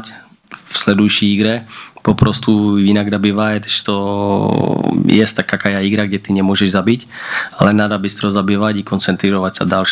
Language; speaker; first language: Russian; non-native, learner; Slovak